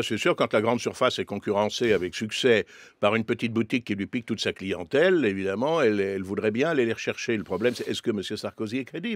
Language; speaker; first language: French; native; French